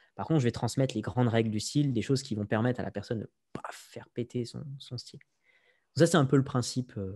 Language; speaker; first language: French; native; French